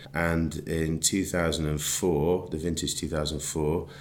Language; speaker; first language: English; native; English